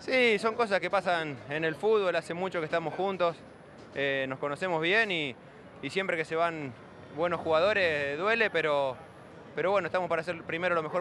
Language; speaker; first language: Spanish; native; Spanish